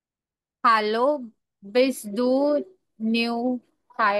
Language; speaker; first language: German; non-native, learner; Marathi